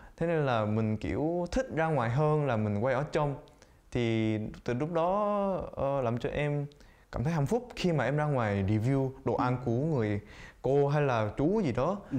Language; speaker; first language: Vietnamese; early bilingual, other home language; Korean